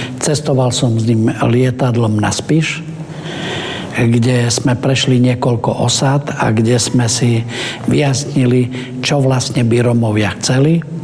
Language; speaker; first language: Slovak; non-native, local second language; Romany